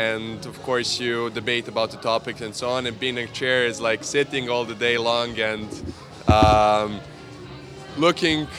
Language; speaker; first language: English; non-native, fluent; Serbian